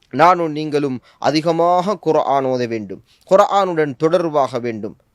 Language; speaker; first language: Tamil; native; Tamil